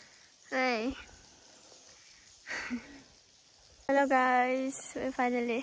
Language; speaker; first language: English; non-native, local second language; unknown